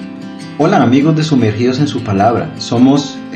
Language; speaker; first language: Spanish; native; Spanish